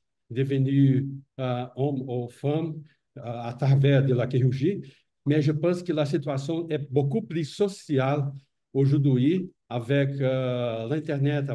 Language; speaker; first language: French; non-native, learner; Portuguese